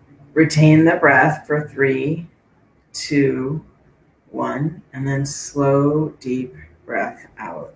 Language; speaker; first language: English; native; English